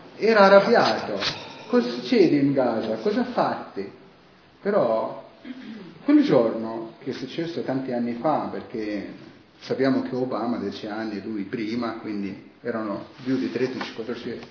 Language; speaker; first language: Italian; non-native, fluent; Arabic